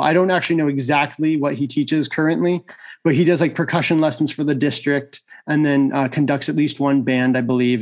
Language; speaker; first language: English; native; English